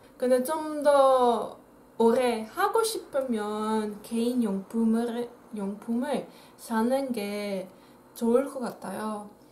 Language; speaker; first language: Korean; non-native, fluent; Dutch